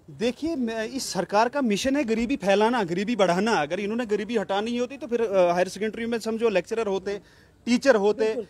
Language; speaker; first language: Hindi; non-native, local second language; Kashmiri